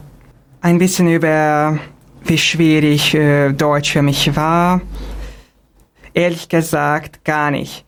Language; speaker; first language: German; non-native, fluent; Hungarian